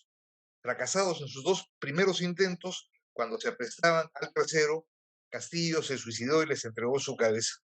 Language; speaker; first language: Spanish; native; Spanish